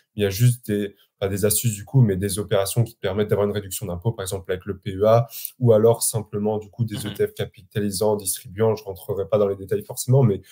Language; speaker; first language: French; native; French